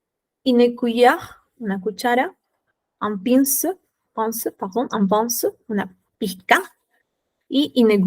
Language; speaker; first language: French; non-native, fluent; Spanish